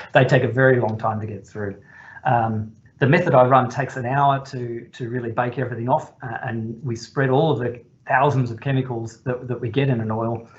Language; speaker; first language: English; native; English